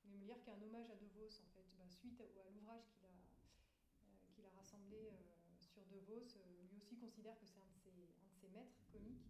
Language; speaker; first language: French; native; French